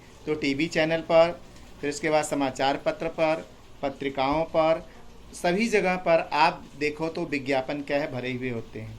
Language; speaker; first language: Hindi; native; Hindi